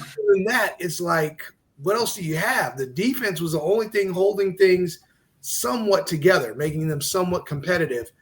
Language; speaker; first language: English; native; English